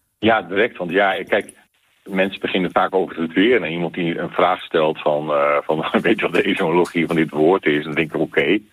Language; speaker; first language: Dutch; native; Dutch